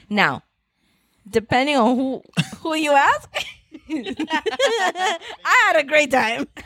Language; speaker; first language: English; native; English